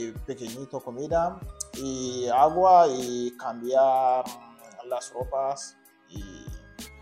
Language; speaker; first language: Spanish; non-native, learner; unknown